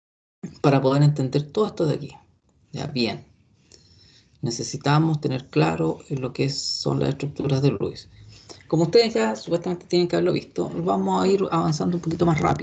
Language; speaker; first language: Spanish; native; Spanish